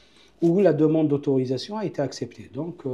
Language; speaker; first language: French; non-native, local second language; Arabic